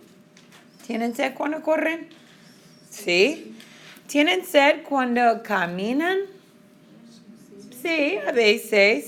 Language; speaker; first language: Spanish; non-native, fluent; English